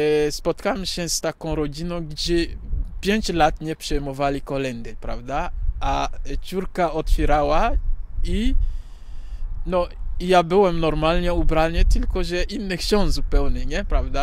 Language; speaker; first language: Polish; non-native, fluent; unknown